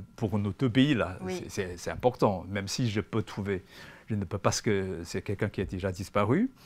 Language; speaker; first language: French; non-native, fluent; Chinese